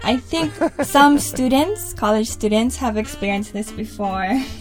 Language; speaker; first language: English; early bilingual, other home language; Japanese